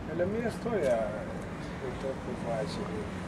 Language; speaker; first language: Italian; non-native, learner; Dutch